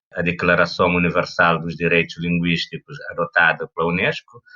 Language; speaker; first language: Portuguese; non-native, local second language; Kabuverdianu